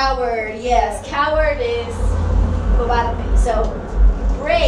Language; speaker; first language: English; non-native, fluent; Spanish